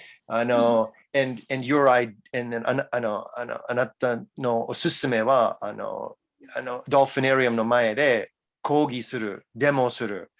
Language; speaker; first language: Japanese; non-native, learner; English